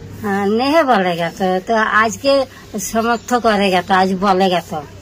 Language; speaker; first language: Hindi; non-native, local second language; Bangla